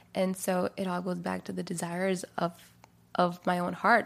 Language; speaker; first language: English; native; English